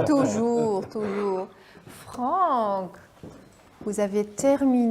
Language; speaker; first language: French; non-native, local second language; Dutch